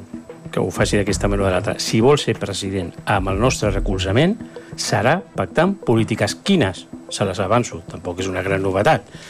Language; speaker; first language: Catalan; native; Catalan